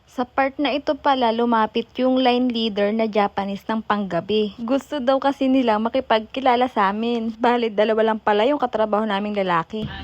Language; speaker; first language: Filipino; native; Filipino